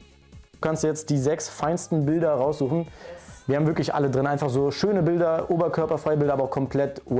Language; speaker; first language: German; native; German